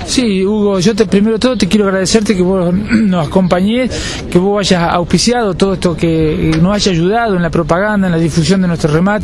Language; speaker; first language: Spanish; native; Spanish